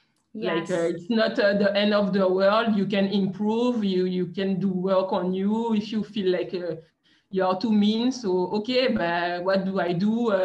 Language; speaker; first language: English; non-native, fluent; French